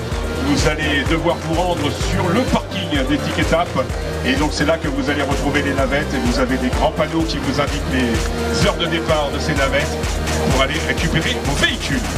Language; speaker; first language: French; native; French